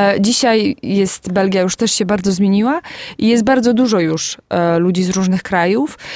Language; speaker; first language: Polish; early bilingual, heritage; Polish